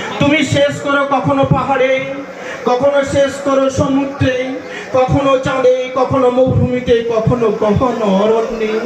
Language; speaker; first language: Bangla; native; Bangla